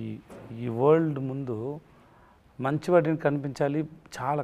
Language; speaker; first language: Telugu; non-native, learner; Tamil